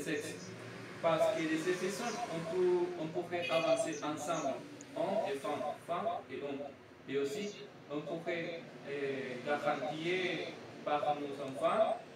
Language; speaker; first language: French; non-native, learner; Spanish